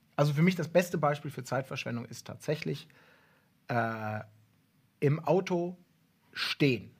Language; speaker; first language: German; native; German